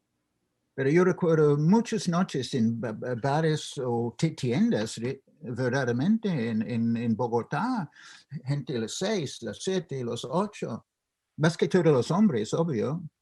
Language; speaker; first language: Spanish; non-native, fluent; English